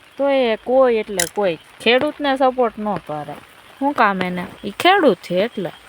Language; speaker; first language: Gujarati; native; Gujarati